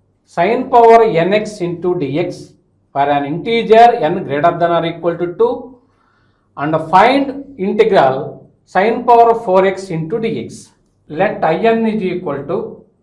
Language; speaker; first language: English; non-native, local second language; Telugu